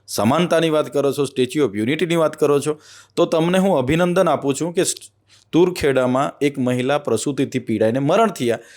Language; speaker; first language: Gujarati; non-native, local second language; Vasavi